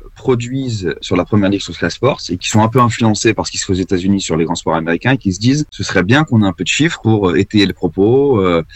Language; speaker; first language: French; native; French